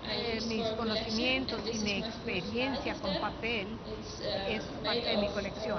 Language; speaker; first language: Spanish; non-native, fluent; Dutch